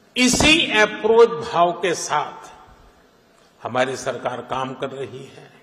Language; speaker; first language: Hindi; non-native, local second language; Gujarati